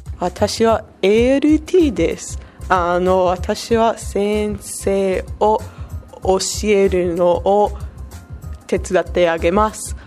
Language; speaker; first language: Japanese; non-native, learner; English